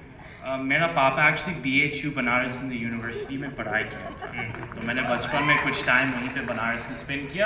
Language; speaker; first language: Hindi; non-native, fluent; English